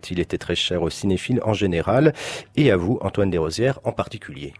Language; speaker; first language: French; native; French